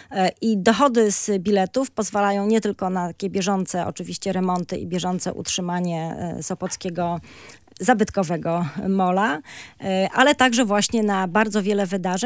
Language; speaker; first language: Polish; native; Polish